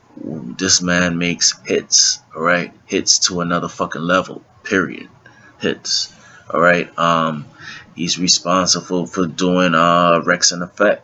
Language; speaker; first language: English; native; English